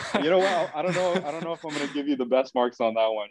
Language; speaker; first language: English; native; English